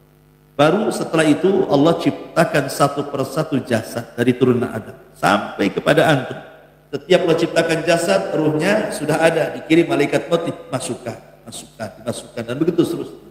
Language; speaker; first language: Indonesian; native; Indonesian